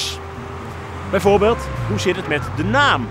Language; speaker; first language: Dutch; native; Dutch